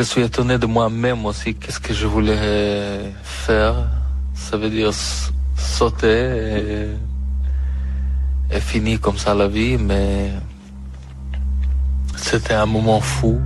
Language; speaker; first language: French; non-native, learner; Hebrew